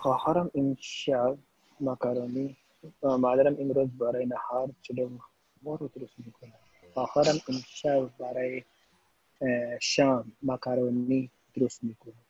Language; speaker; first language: Persian; non-native, learner; Urdu